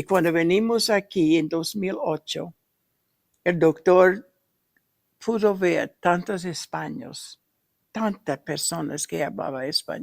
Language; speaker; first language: Spanish; non-native, fluent; English